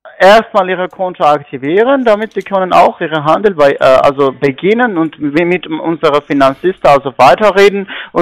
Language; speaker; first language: German; non-native, learner; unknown